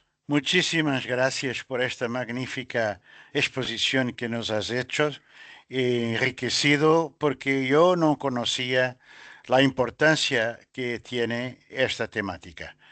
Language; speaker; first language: Spanish; non-native, learner; Portuguese